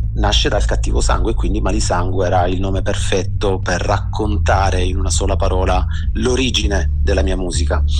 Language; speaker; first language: Italian; native; Italian